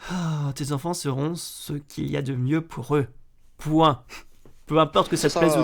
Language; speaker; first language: French; native; French